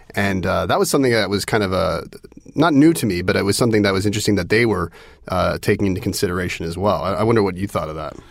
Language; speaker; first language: English; native; English